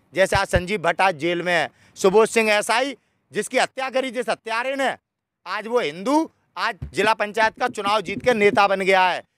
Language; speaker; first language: Hindi; native; Hindi